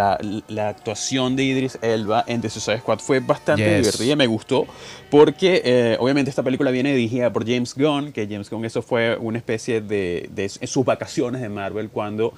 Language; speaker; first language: Spanish; native; Spanish